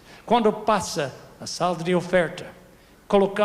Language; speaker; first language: Portuguese; non-native, fluent; English